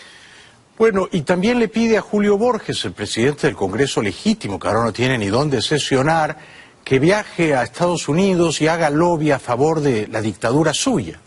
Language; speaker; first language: Spanish; native; Spanish